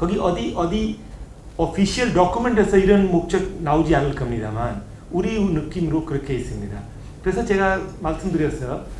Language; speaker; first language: Korean; non-native, learner; Hindi